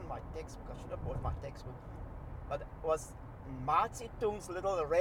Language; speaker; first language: English; non-native, local second language; Afrikaans